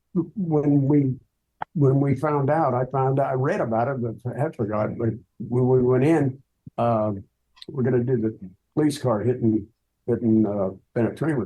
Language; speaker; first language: English; native; English